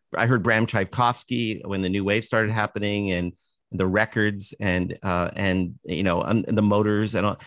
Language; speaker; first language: English; native; English